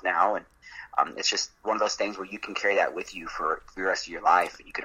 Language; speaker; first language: English; native; English